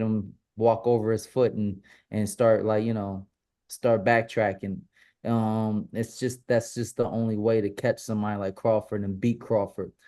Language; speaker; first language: English; native; English